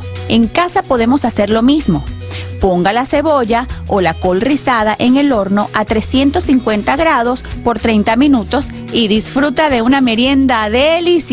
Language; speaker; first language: Spanish; native; Spanish